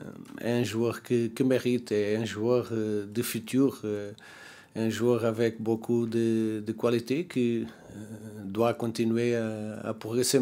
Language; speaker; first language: French; non-native, learner; Portuguese